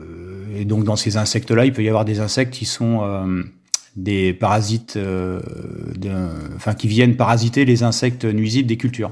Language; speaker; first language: French; native; French